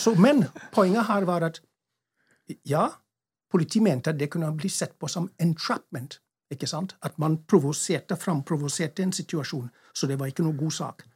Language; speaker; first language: Norwegian; non-native, fluent; English